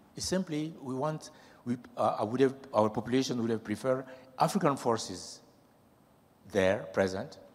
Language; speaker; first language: English; non-native, fluent; French